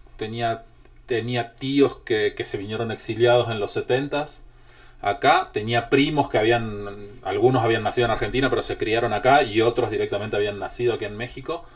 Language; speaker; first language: Spanish; native; Spanish